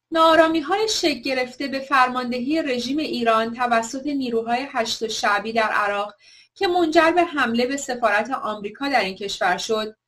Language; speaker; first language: Persian; native; Persian